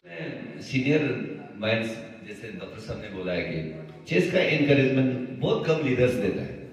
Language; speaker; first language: Hindi; non-native, local second language; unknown